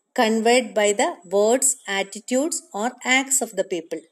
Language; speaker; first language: English; non-native, local second language; Malayalam